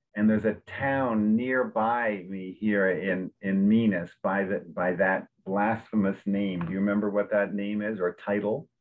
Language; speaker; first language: English; native; English